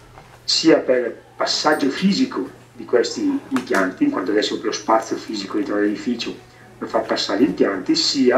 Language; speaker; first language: Italian; native; Italian